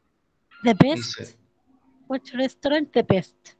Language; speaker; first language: English; non-native, learner; Arabic